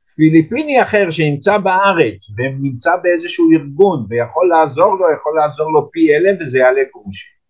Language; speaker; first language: Hebrew; native; Hebrew